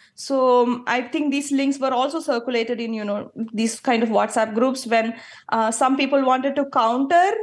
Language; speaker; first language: English; non-native, local second language; Malayalam